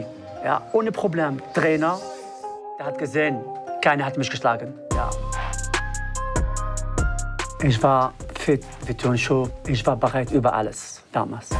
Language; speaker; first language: German; non-native, learner; Arabic